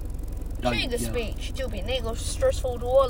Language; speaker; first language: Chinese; early bilingual, heritage; Chinese